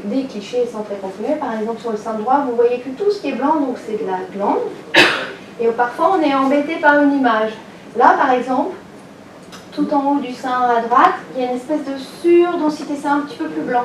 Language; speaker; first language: French; native; French